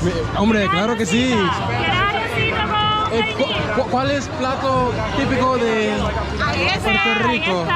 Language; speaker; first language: Spanish; non-native, learner; Swahili